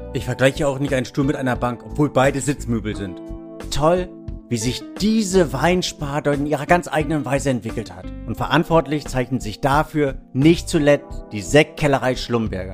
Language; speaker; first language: German; native; German